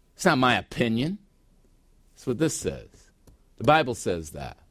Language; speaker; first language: English; native; English